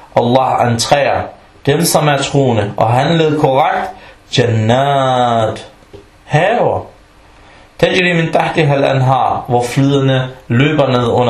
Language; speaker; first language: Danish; non-native, fluent; Arabic